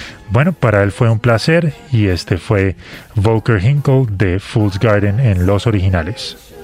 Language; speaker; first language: Spanish; native; Spanish